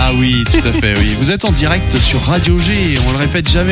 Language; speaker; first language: French; native; French